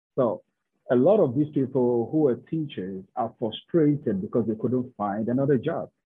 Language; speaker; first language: English; non-native, local second language; Yoruba